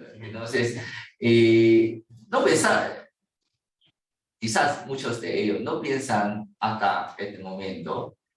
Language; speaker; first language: Spanish; non-native, fluent; Chinese